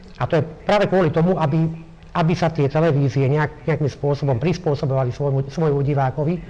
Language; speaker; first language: Slovak; non-native, local second language; Hungarian